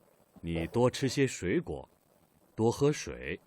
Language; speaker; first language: Chinese; non-native, learner; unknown